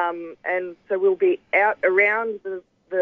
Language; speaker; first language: English; native; English